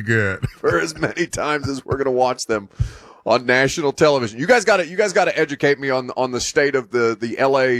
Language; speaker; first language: English; native; English